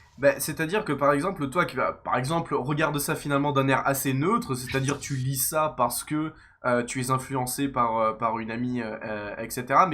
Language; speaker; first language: French; native; French